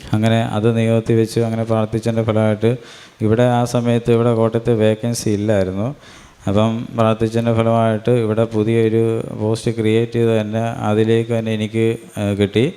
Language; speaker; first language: Malayalam; native; Malayalam